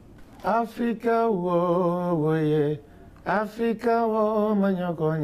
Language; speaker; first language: English; non-native, learner; Bambara